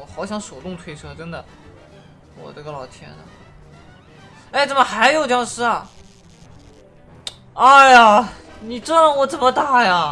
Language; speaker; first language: Chinese; native; Chinese